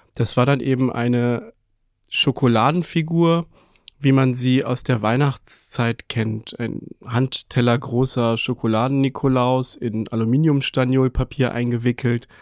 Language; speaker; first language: German; early bilingual, other home language; Persian